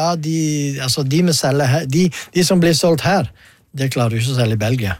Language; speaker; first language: Norwegian; non-native, fluent; Dutch